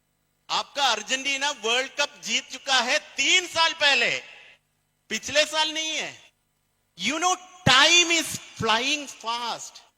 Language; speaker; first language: Hindi; non-native, fluent; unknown